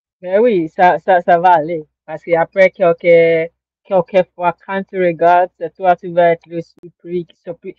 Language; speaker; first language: French; non-native, learner; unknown